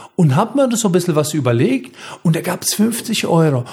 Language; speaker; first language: German; non-native, fluent; Croatian